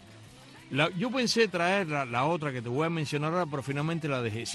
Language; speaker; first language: Spanish; native; Spanish